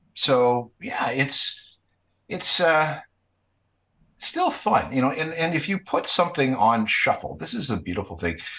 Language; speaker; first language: English; native; English